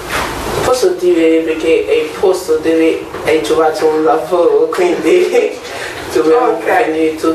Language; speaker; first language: Italian; non-native, learner; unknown